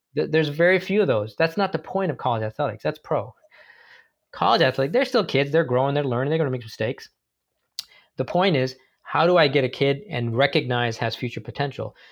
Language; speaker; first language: English; native; English